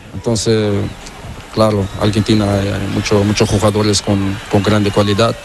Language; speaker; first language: Spanish; non-native, learner; Portuguese